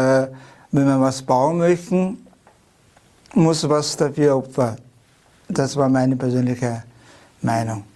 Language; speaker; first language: German; non-native, fluent; Chinese